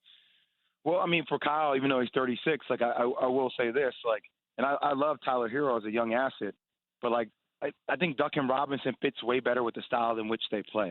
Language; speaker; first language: English; native; English